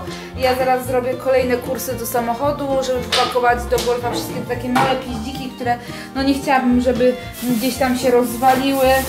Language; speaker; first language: Polish; native; Polish